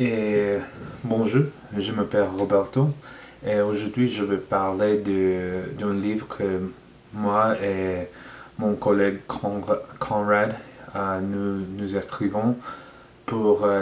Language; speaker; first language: French; non-native, learner; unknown